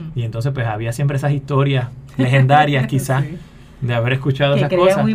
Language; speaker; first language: Spanish; native; Spanish